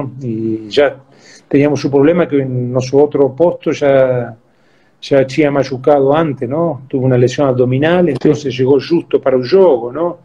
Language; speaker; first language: Portuguese; non-native, fluent; Spanish